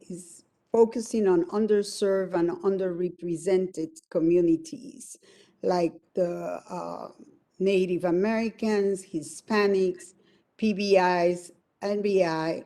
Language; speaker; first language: English; non-native, fluent; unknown